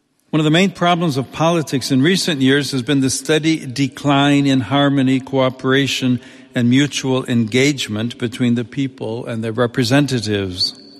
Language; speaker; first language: English; native; English